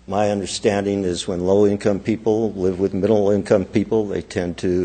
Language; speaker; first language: English; native; English